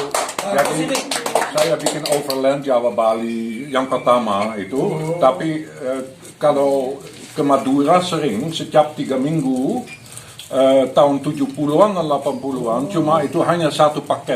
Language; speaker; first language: Indonesian; non-native, fluent; Dutch